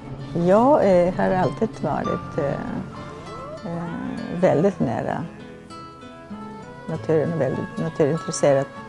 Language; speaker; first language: Swedish; non-native, fluent; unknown